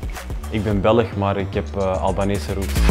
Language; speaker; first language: Dutch; early bilingual, other home language; Albanian